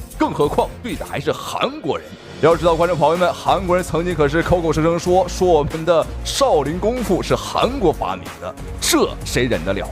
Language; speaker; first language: Chinese; native; Chinese